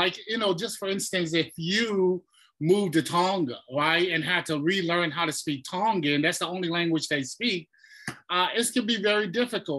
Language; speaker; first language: English; early bilingual, other home language; Tongan